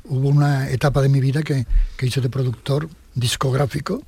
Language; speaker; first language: Spanish; native; Spanish